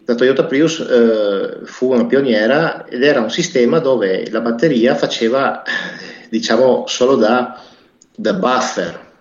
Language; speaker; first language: Italian; native; Italian